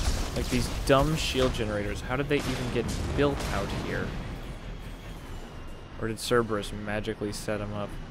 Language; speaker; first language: English; native; English